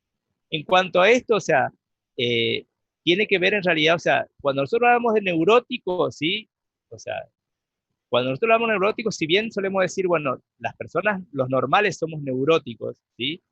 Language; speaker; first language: Spanish; native; Spanish